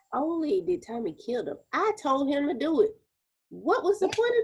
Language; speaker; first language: English; native; English